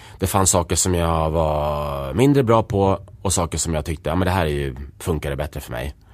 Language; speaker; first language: Swedish; early bilingual, other home language; Czech